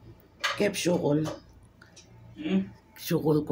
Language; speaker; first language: Arabic; non-native, learner; Filipino